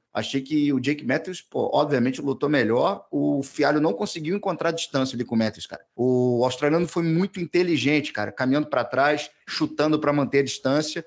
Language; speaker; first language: Portuguese; native; Portuguese